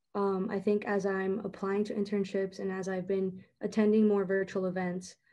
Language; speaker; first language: English; native; English